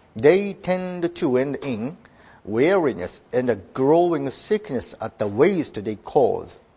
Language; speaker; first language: English; non-native, fluent; Japanese